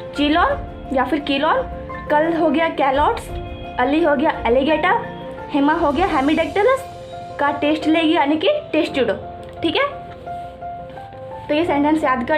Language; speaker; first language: Hindi; native; Hindi